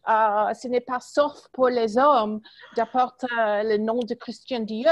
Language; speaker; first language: French; non-native, learner; English